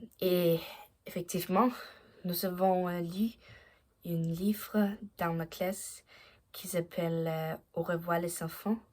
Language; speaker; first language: French; non-native, learner; Danish